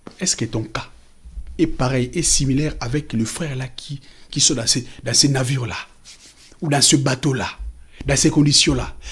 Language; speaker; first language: French; non-native, local second language; Lingala